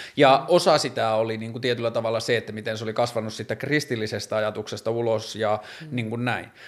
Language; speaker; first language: Finnish; native; Finnish